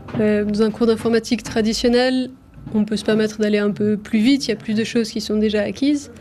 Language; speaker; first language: French; native; French